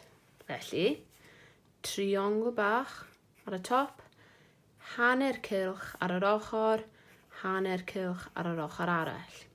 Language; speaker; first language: Welsh; non-native, local second language; English